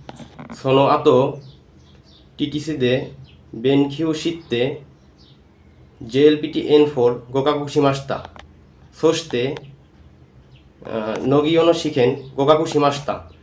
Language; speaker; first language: Japanese; non-native, learner; Bangla